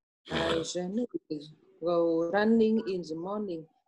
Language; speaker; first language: English; non-native, learner; Vietnamese